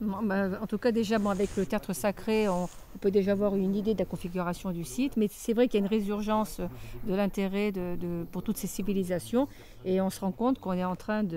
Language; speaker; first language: French; native; French